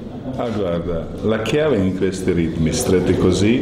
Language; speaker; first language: Italian; non-native, fluent; Croatian